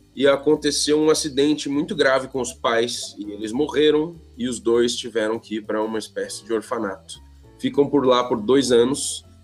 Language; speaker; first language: Portuguese; native; Portuguese